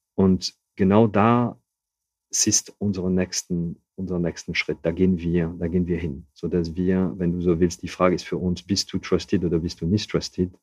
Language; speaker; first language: German; non-native, fluent; French